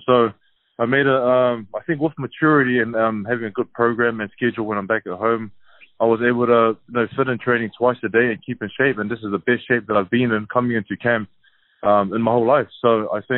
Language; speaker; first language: English; native; English